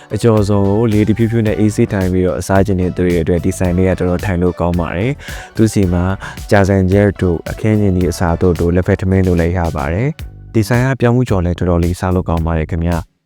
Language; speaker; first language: Burmese; native; Burmese